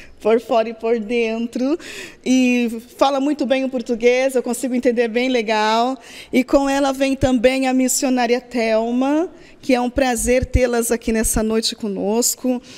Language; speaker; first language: Portuguese; native; Portuguese